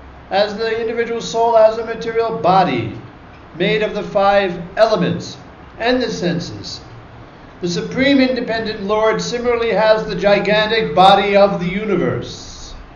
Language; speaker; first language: English; native; English